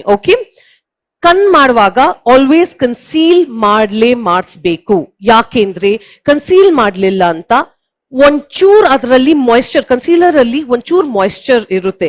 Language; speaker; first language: Kannada; non-native, learner; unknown